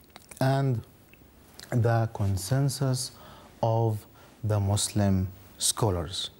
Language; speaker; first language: English; non-native, fluent; Arabic